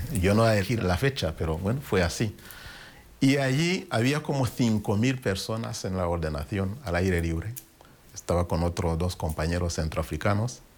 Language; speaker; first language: Spanish; non-native, fluent; Kinyarwanda